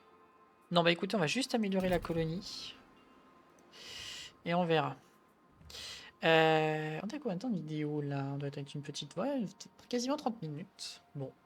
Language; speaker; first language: French; native; French